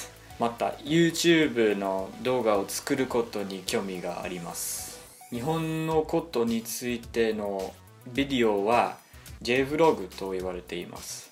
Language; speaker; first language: Japanese; non-native, learner; English